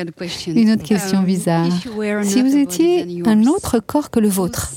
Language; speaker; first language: French; native; French